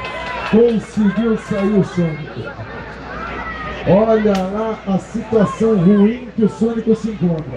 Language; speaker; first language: Portuguese; native; Portuguese